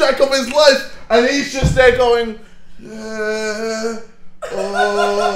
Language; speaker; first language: English; native; English